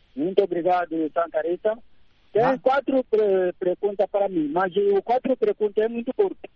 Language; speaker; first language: Portuguese; non-native, local second language; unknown